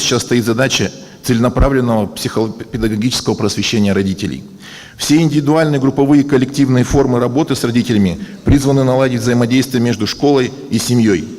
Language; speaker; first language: Russian; native; Russian